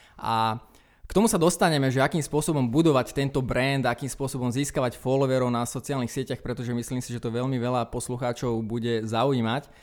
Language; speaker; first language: Slovak; native; Slovak